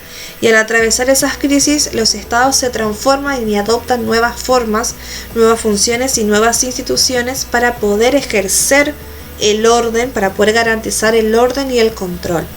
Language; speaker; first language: Spanish; native; Spanish